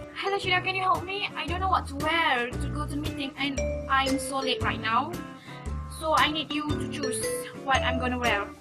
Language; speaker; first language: English; non-native, learner; Malay